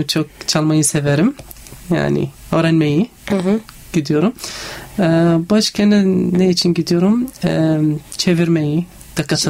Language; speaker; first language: Turkish; non-native, learner; Arabic